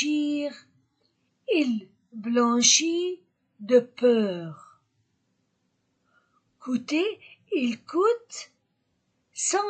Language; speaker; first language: French; non-native, fluent; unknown